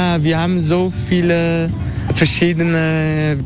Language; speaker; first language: German; non-native, learner; Turkish